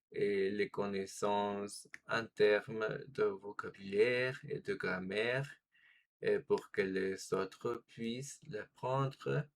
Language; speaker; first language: French; non-native, fluent; Spanish